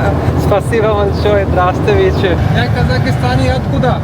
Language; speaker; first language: Russian; non-native, learner; Hindi